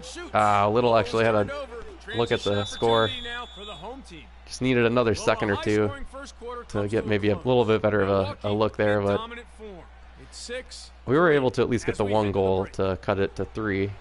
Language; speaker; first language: English; native; English